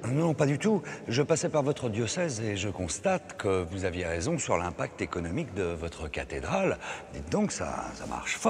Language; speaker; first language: French; native; French